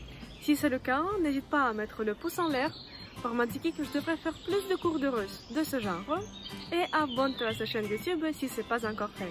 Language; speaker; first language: French; non-native, fluent; Russian